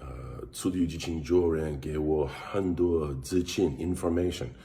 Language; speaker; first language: Chinese; non-native, learner; English